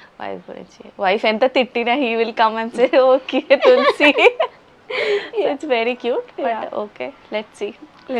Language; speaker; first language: Telugu; non-native, learner; Bangla